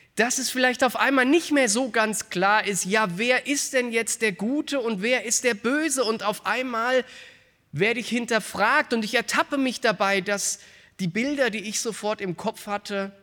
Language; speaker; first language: German; native; German